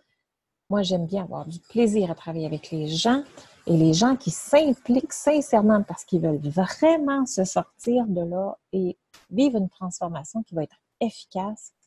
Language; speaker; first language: French; native; French